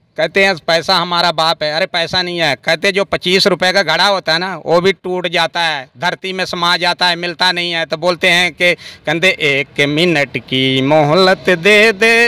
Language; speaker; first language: Hindi; native; Hindi